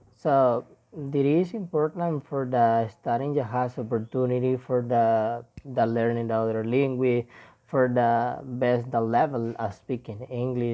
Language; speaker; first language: English; non-native, learner; Spanish